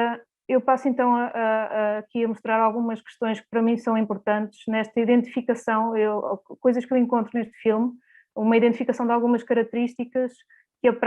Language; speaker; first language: Portuguese; native; Portuguese